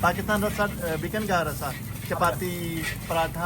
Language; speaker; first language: Indonesian; non-native, learner; Urdu